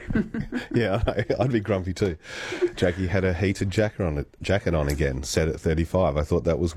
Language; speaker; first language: English; native; English